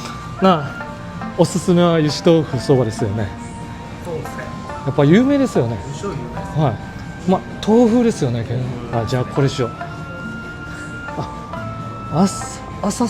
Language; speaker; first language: Japanese; non-native, fluent; Chinese